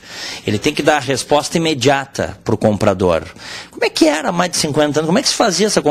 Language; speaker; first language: Portuguese; native; Portuguese